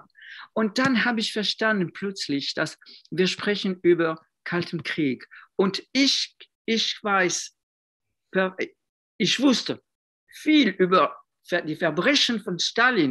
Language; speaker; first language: German; non-native, fluent; French